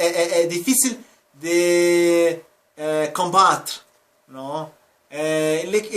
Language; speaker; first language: French; non-native, learner; Spanish